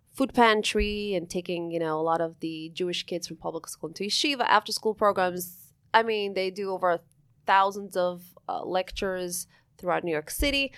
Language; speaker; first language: English; early bilingual, other home language; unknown